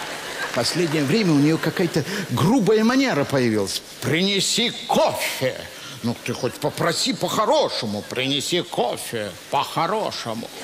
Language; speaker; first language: Russian; native; Russian